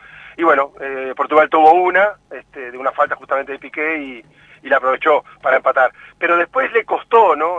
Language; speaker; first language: Spanish; native; Spanish